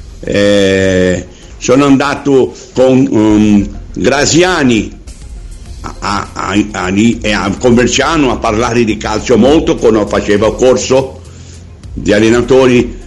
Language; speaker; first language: Italian; non-native, learner; Portuguese